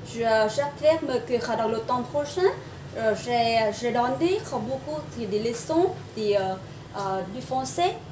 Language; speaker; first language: French; non-native, learner; Vietnamese